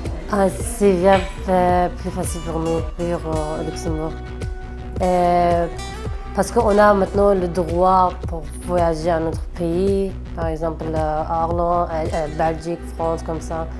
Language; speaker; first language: French; non-native, learner; Arabic